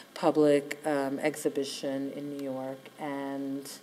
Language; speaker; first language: English; native; English